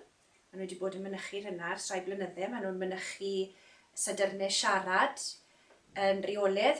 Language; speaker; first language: Welsh; native; Welsh